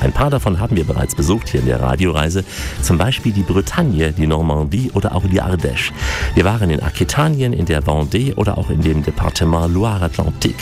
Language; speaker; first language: German; native; German